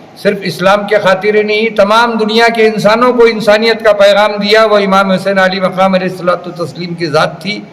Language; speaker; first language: Urdu; native; Urdu